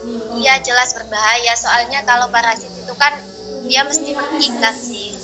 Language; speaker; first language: Indonesian; native; Indonesian